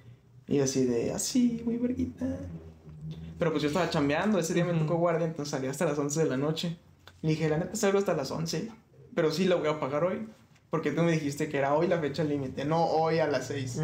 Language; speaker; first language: Spanish; native; Spanish